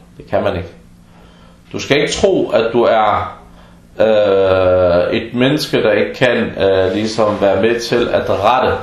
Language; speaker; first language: Danish; early bilingual, other home language; Arabic